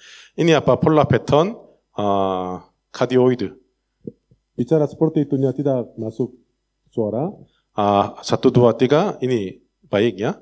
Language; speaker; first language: Indonesian; non-native, learner; Korean